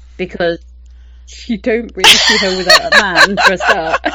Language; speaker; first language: English; native; English